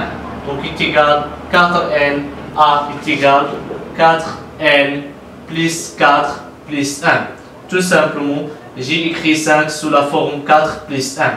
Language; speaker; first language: French; non-native, local second language; Arabic